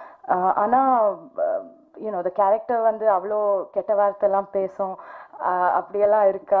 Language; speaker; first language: Tamil; non-native, fluent; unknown